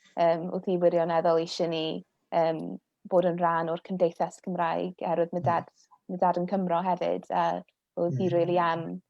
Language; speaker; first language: Welsh; non-native, local second language; English